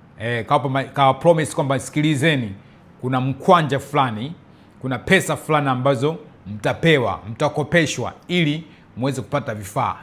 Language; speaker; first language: Swahili; early bilingual, heritage; Swahili